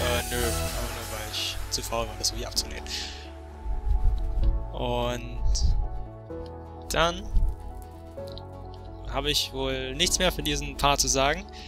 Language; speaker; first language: German; native; German